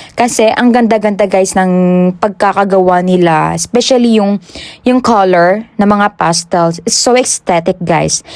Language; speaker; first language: Filipino; non-native, local second language; Hiligaynon